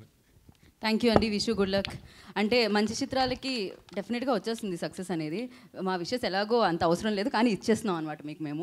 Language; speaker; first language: Telugu; native; Telugu